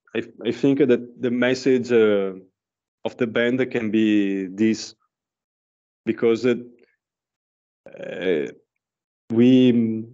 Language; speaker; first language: English; non-native, learner; Italian